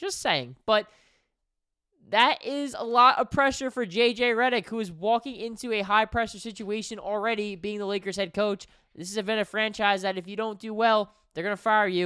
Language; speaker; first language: English; native; English